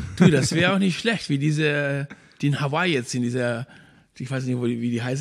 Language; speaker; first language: German; non-native, fluent; Spanish